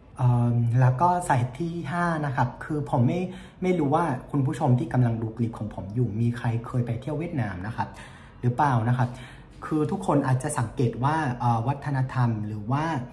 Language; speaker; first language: Thai; non-native, fluent; Vietnamese